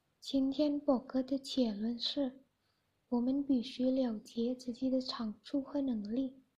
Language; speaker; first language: Chinese; non-native, learner; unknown